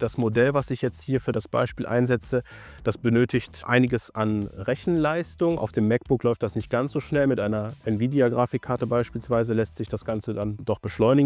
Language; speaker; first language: German; native; German